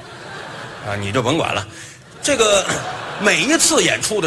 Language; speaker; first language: Chinese; native; Chinese